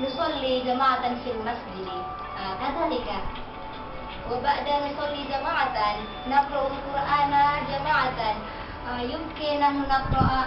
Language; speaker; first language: Arabic; non-native, learner; Indonesian